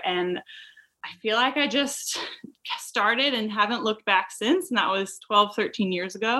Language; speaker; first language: English; native; English